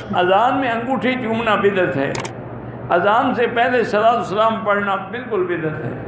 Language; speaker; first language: Urdu; native; Urdu